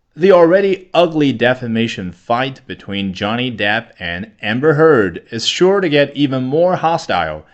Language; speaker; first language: English; non-native, fluent; Chinese